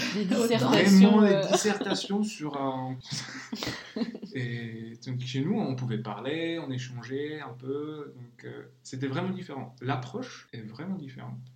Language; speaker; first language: French; non-native, fluent; Czech